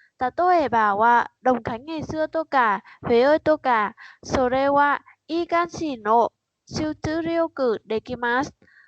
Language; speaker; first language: Japanese; non-native, learner; Vietnamese